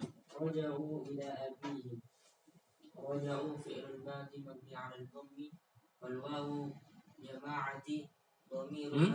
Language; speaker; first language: Arabic; non-native, learner; Indonesian